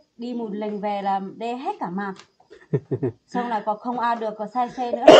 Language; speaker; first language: Vietnamese; non-native, local second language; Hmong